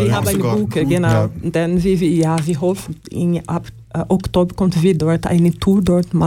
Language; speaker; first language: German; non-native, learner; Portuguese